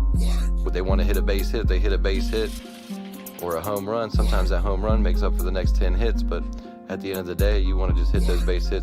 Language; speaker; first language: English; native; English